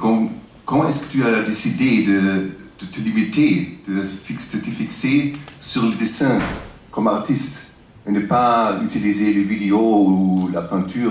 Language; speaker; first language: French; non-native, fluent; German